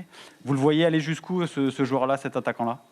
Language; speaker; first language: French; native; French